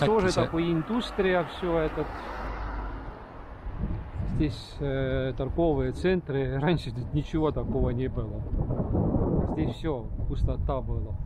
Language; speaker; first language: Russian; non-native, local second language; Estonian